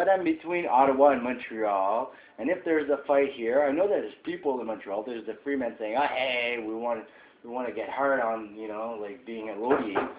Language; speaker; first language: English; non-native, fluent; French